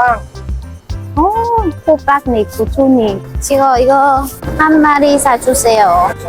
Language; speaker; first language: Korean; non-native, learner; Vietnamese